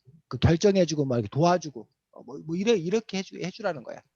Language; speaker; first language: Korean; native; Korean